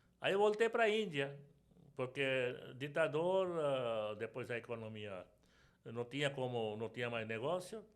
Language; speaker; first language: Portuguese; non-native, fluent; Sindhi